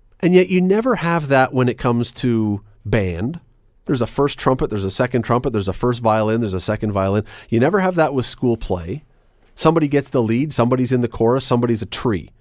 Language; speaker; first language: English; native; English